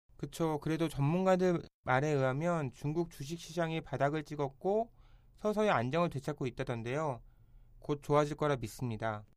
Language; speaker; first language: Korean; native; Korean